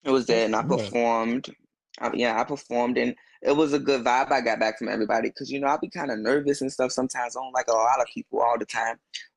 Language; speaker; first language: English; native; English